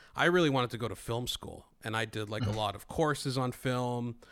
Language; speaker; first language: English; non-native, fluent; Greek